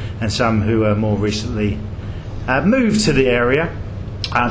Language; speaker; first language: English; native; English